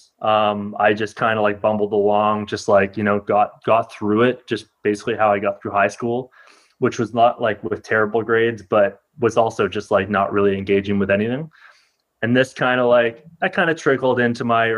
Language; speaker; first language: English; native; English